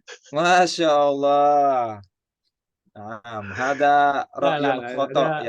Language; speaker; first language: Arabic; non-native, fluent; Indonesian